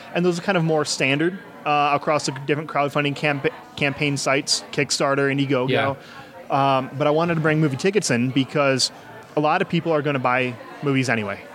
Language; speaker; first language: English; native; English